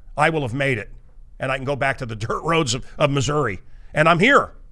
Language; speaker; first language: English; native; English